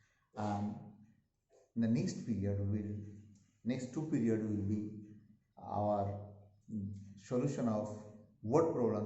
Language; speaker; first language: English; non-native, local second language; Hindi